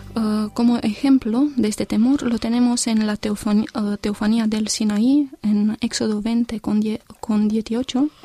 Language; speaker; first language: Spanish; non-native, fluent; Romanian